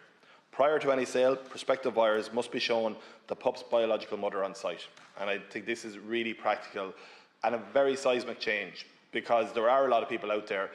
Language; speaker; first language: English; native; English